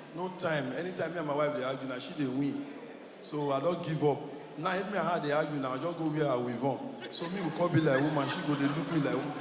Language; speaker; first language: Nigerian Pidgin; native; Nigerian Pidgin